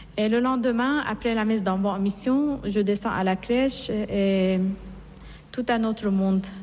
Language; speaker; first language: French; non-native, fluent; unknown